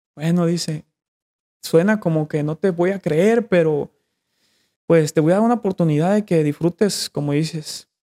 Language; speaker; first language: Spanish; native; Spanish